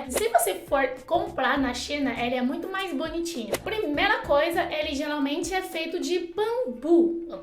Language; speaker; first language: Portuguese; non-native, fluent; Chinese